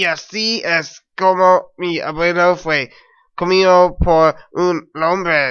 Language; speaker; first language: Spanish; non-native, learner; English